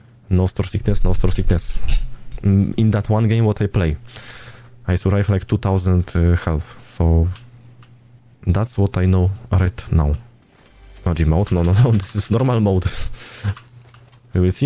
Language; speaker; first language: English; non-native, learner; Polish